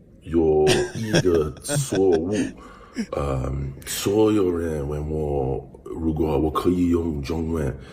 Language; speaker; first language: Chinese; non-native, learner; English